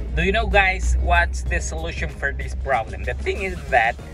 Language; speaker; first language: English; non-native, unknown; Spanish